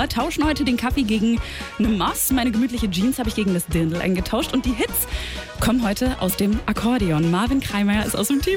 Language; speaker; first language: German; native; German